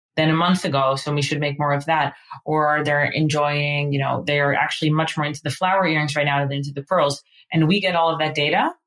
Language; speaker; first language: English; non-native, fluent; Dutch